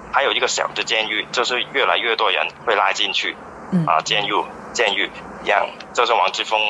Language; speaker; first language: Chinese; non-native, fluent; Cantonese